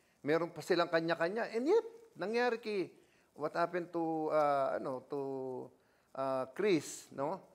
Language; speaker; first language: Filipino; native; Filipino